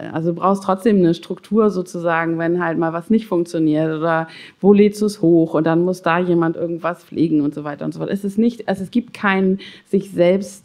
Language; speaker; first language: German; native; German